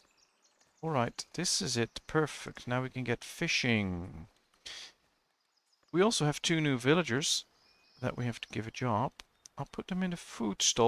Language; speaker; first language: English; non-native, fluent; Dutch